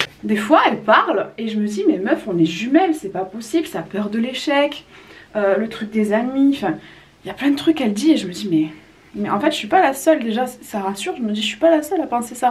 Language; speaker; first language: French; native; French